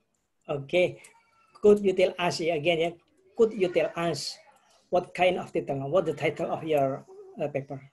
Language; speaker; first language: English; non-native, fluent; Indonesian